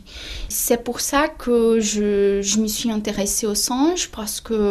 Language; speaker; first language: French; non-native, fluent; Portuguese